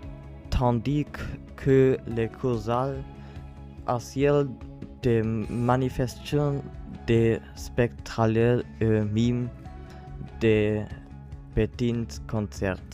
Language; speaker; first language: French; non-native, learner; German